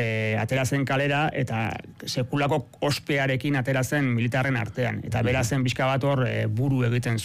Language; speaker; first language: Basque; native; Basque